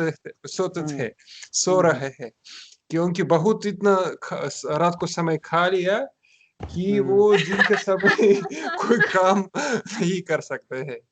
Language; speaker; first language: Hindi; non-native, learner; Russian